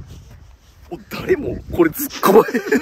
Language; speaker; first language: Japanese; native; Japanese